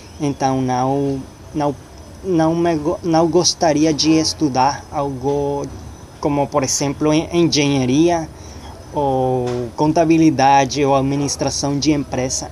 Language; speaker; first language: Portuguese; non-native, learner; Spanish